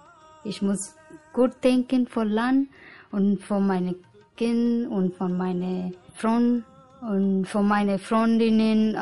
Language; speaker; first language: German; non-native, learner; Punjabi